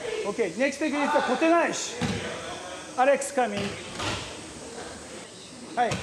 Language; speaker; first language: English; non-native, learner; Japanese